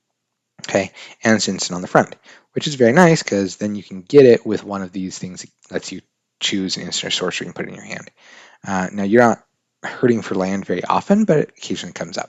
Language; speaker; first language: English; native; English